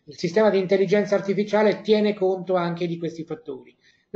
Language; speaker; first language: Italian; native; Italian